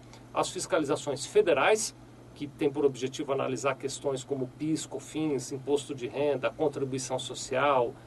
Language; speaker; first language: Portuguese; native; Portuguese